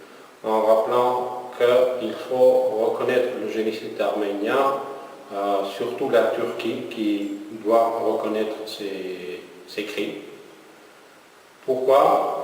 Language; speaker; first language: French; non-native, fluent; Armenian